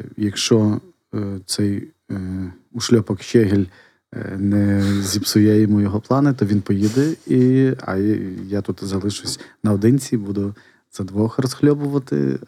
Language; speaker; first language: Ukrainian; non-native, local second language; Russian